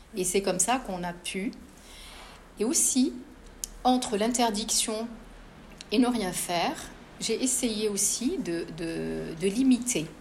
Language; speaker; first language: French; non-native, local second language; Arabic